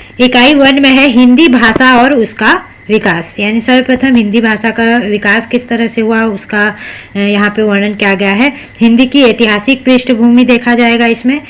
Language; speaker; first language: Hindi; native; Hindi